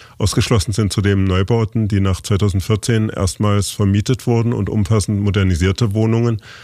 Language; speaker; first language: German; native; German